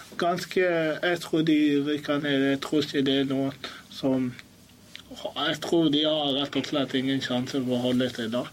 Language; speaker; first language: Norwegian; early bilingual, other home language; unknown